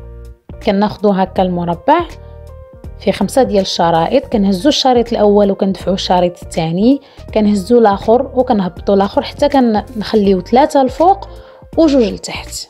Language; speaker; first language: Arabic; native; Arabic